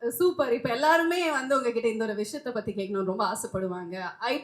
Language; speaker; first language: Tamil; native; Tamil